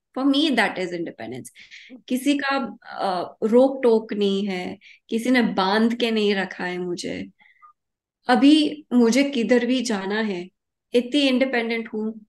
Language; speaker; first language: Hindi; early bilingual, heritage; Hindi